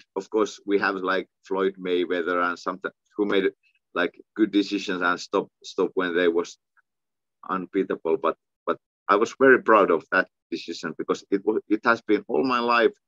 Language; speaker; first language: English; non-native, fluent; Finnish